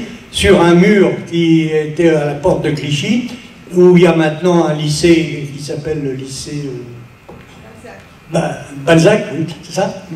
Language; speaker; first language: French; native; French